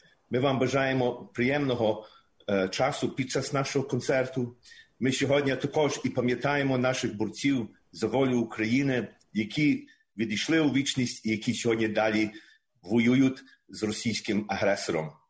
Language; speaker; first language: Ukrainian; early bilingual, heritage; Ukrainian